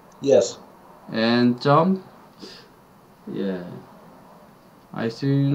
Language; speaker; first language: English; non-native, learner; Korean